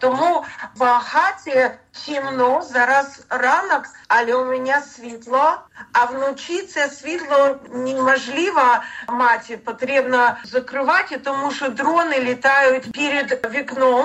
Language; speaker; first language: Ukrainian; non-native, learner; Russian